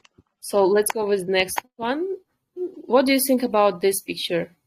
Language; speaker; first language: English; non-native, fluent; Kyrgyz